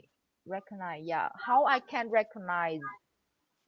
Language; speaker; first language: English; non-native, learner; Vietnamese